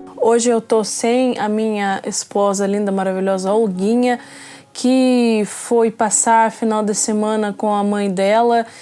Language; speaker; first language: Portuguese; non-native, fluent; Russian